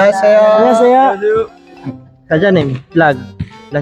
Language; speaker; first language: Korean; non-native, learner; Filipino